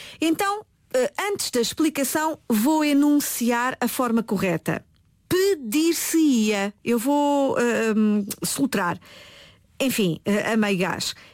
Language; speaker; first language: Portuguese; native; Portuguese